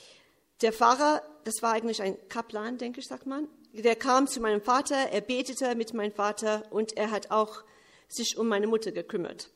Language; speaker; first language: German; early bilingual, heritage; English